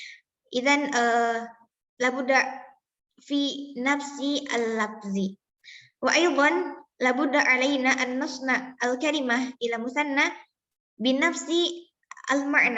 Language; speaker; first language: Arabic; non-native, learner; Indonesian